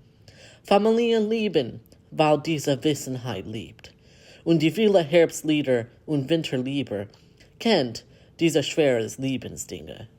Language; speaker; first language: German; non-native, learner; English